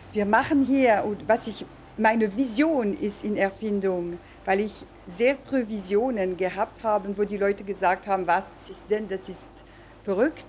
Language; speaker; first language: German; non-native, fluent; French